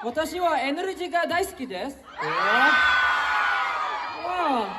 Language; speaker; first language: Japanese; non-native, learner; Filipino